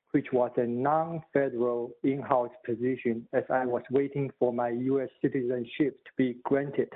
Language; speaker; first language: English; non-native, fluent; Chinese